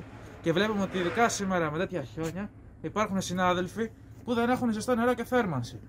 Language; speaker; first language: Greek; native; Greek